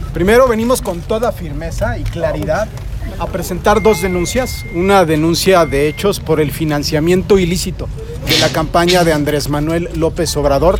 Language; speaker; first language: Spanish; native; Spanish